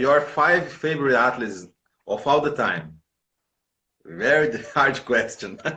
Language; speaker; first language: English; non-native, learner; Portuguese